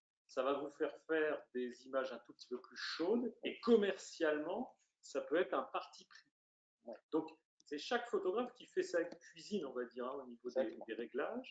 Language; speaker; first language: French; native; French